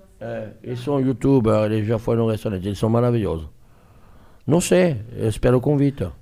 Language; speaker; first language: Portuguese; non-native, fluent; French